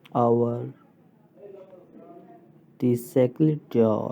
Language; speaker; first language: English; non-native, local second language; Urdu